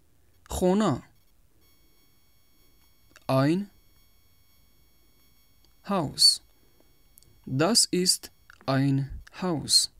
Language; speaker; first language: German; non-native, fluent; Tajik